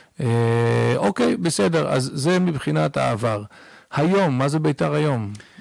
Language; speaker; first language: Hebrew; early bilingual, other home language; English